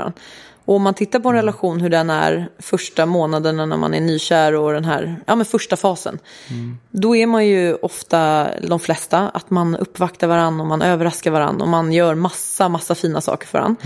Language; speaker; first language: Swedish; native; Swedish